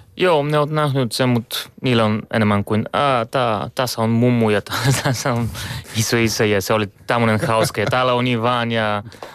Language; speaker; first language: Finnish; non-native, learner; Bulgarian